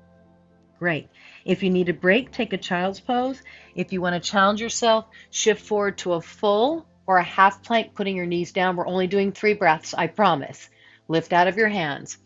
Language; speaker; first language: English; native; English